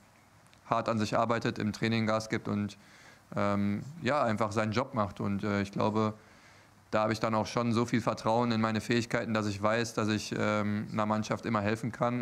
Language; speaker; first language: German; native; German